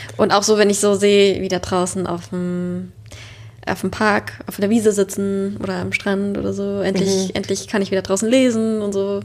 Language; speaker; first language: German; native; German